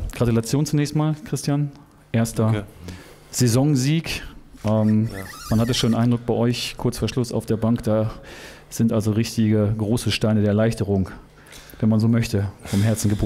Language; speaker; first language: German; native; German